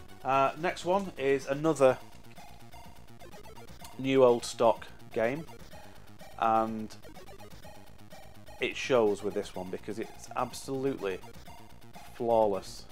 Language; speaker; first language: English; native; English